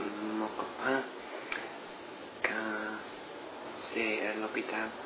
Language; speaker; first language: French; non-native, learner; English